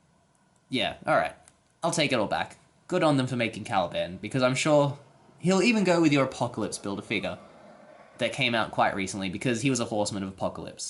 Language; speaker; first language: English; native; English